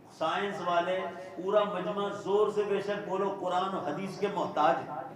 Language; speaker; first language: Urdu; non-native, local second language; Gujarati